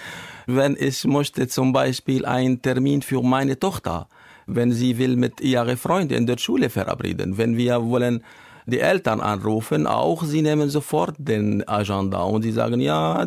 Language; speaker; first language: German; non-native, learner; Arabic